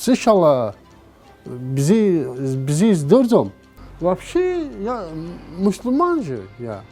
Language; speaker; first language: Russian; non-native, learner; Turkish